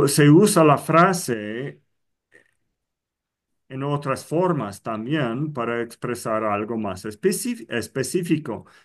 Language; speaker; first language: Spanish; non-native, fluent; English